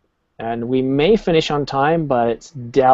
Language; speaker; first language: English; native; English